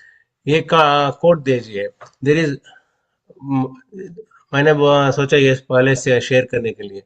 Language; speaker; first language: Hindi; non-native, local second language; Telugu